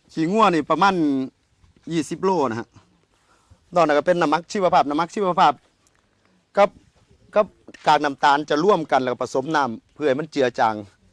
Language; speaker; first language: Thai; native; Thai